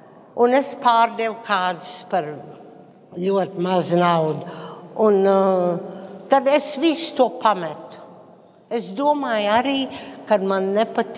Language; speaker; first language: Latvian; early bilingual, heritage; Latvian